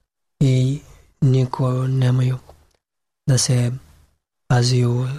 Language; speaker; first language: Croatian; non-native, learner; Pashto